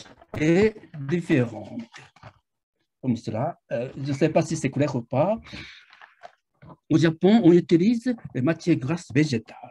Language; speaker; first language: French; non-native, fluent; Japanese